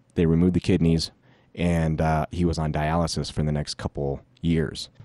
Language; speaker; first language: English; native; English